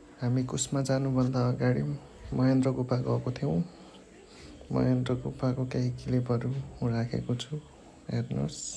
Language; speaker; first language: Nepali; non-native, local second language; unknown